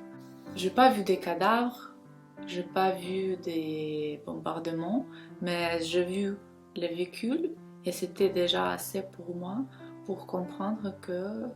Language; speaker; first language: French; non-native, fluent; Ukrainian